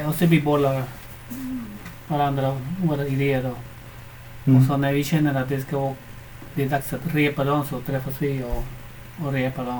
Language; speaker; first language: Swedish; non-native, fluent; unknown